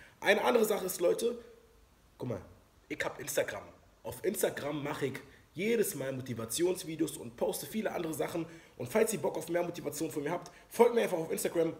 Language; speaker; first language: German; native; German